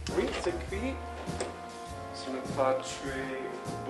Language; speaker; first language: French; non-native, fluent; English